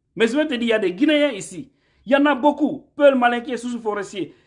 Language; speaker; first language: French; non-native, local second language; Fula